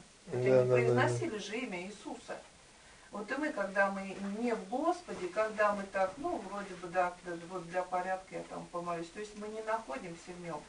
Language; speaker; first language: Russian; native; Russian